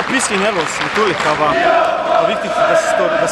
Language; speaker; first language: German; non-native, learner; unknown